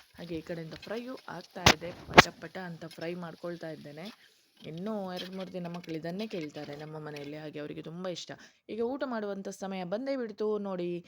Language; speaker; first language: Kannada; non-native, local second language; Tulu